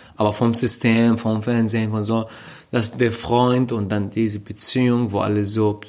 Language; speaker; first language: German; non-native, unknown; Arabic